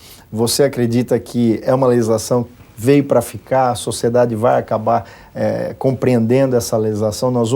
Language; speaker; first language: Portuguese; native; Portuguese